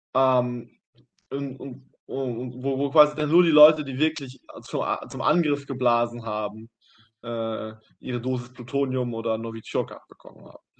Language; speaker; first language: German; native; German